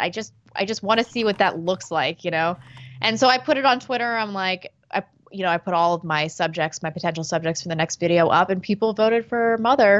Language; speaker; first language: English; native; English